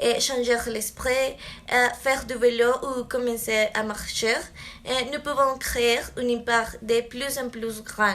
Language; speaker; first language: French; non-native, learner; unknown